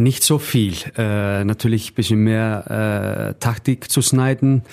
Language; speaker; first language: German; non-native, fluent; Icelandic